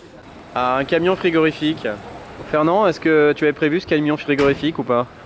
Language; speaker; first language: French; native; French